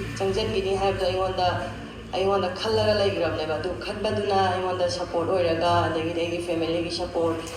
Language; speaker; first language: Manipuri; native; Manipuri